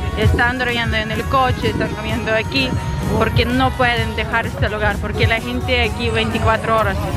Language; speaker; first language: Spanish; non-native, fluent; Russian